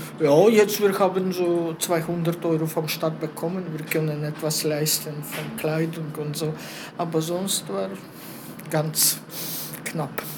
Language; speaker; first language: German; non-native, learner; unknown